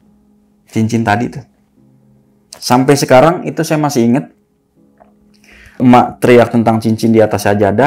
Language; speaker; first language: Indonesian; native; Indonesian